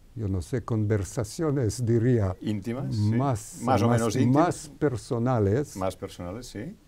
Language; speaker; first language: Spanish; non-native, fluent; Hebrew